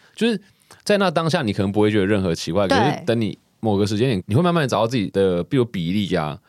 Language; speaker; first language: Chinese; non-native, local second language; Min Nan Chinese